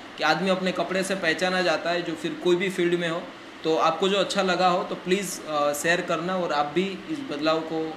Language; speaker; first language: Hindi; non-native, local second language; Gujarati